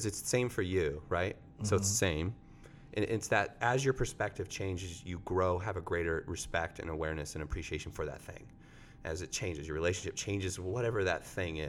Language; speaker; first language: English; native; English